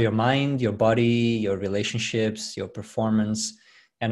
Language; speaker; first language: English; non-native, fluent; Portuguese